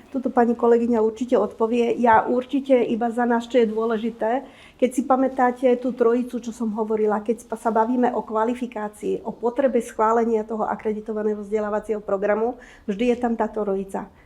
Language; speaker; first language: Slovak; native; Slovak